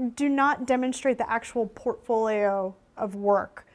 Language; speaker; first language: English; native; English